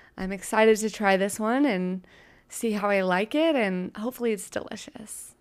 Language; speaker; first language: English; native; English